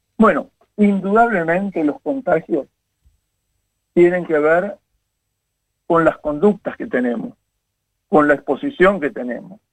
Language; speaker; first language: Spanish; native; Spanish